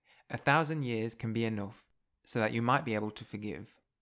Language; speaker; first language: English; native; English